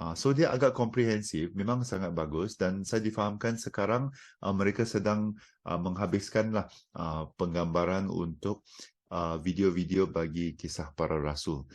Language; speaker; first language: Malay; non-native, local second language; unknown